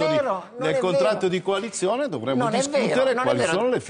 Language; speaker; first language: Italian; native; Italian